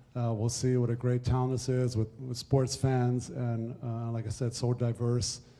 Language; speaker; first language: English; non-native, fluent; German